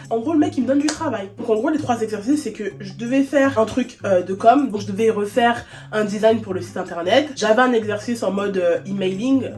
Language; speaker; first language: French; native; French